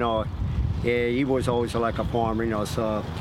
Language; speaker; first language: English; non-native, fluent; Italian